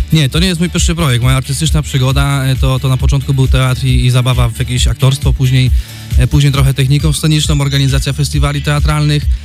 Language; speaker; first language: Polish; native; Polish